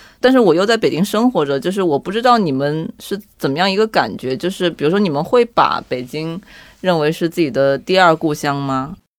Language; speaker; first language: Chinese; native; Chinese